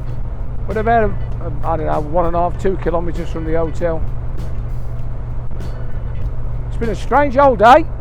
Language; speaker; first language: English; native; English